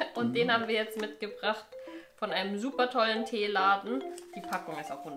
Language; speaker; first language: German; native; German